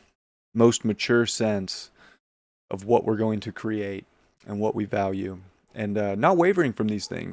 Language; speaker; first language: English; native; English